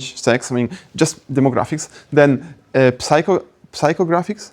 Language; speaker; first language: English; non-native, fluent; Italian